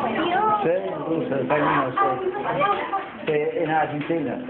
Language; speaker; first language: Spanish; non-native, learner; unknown